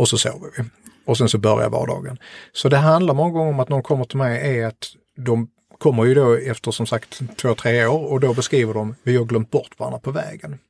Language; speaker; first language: Swedish; native; Swedish